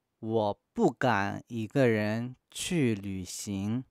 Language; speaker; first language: Chinese; non-native, fluent; Korean